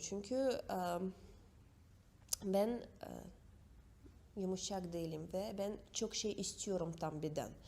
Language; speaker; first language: Turkish; non-native, learner; Russian